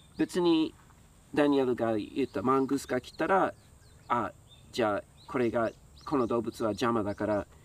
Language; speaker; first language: Japanese; non-native, fluent; English